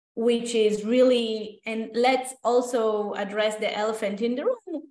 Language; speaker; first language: English; non-native, fluent; Hebrew